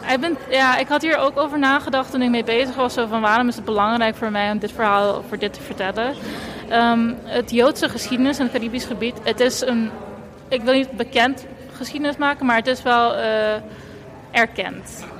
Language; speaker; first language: Dutch; non-native, local second language; Papiamento